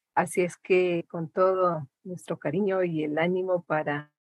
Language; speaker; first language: Spanish; native; Spanish